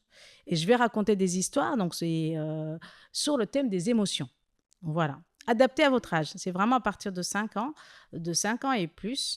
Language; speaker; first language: French; non-native, local second language; Kinyarwanda